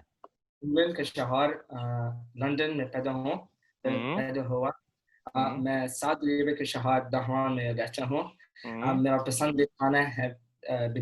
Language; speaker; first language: Hindi; early bilingual, heritage; Urdu